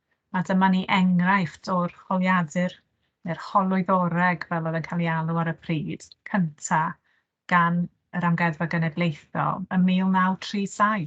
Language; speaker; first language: Welsh; native; Welsh